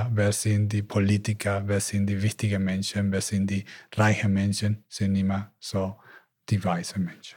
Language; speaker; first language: German; non-native, learner; Spanish